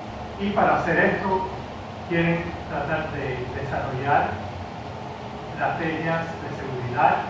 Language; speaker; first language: Spanish; early bilingual, heritage; Spanish